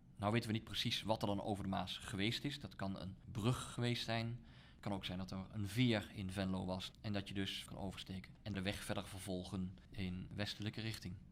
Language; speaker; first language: Dutch; native; Dutch